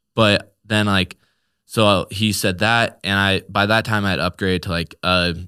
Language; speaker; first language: English; native; English